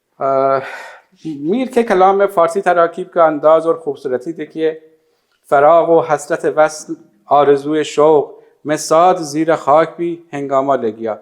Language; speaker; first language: Urdu; non-native, fluent; Persian